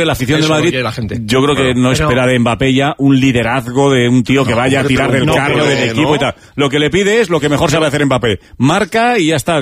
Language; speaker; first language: Spanish; native; Spanish